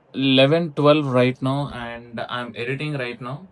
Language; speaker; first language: English; non-native, local second language; Telugu